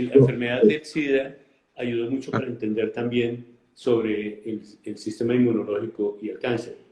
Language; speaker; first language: Spanish; native; Spanish